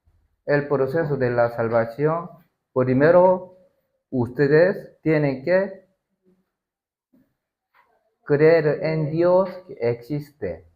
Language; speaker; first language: Spanish; non-native, learner; Korean